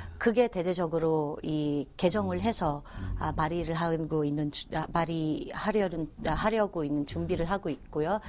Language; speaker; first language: Korean; non-native, fluent; Filipino